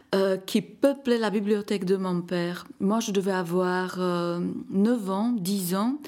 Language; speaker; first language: French; non-native, fluent; Slovak